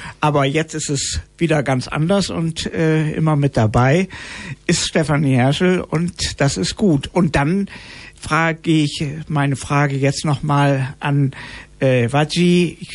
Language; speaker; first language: German; native; German